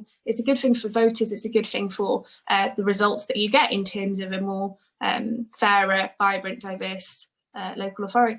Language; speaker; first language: English; native; English